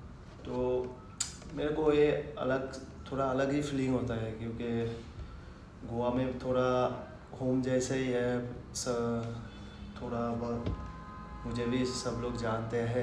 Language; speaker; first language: Hindi; non-native, local second language; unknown